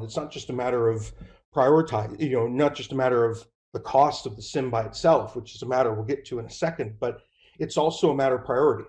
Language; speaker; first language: English; native; English